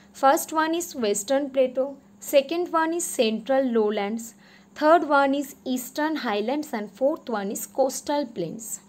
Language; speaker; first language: English; non-native, local second language; Bangla